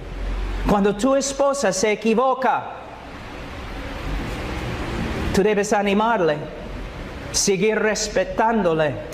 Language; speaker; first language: Spanish; non-native, fluent; English